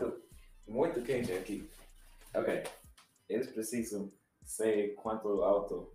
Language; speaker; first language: Portuguese; non-native, learner; English